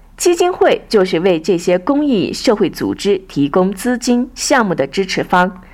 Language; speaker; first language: Chinese; native; Chinese